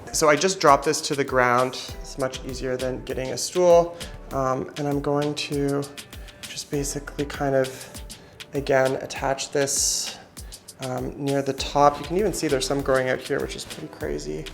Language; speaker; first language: English; native; English